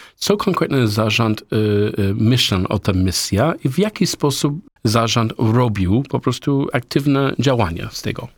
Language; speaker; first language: Polish; non-native, learner; English